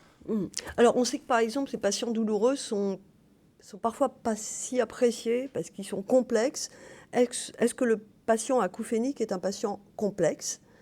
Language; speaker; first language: French; native; French